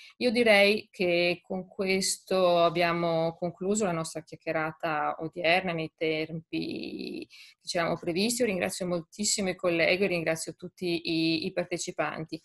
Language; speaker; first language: Italian; native; Italian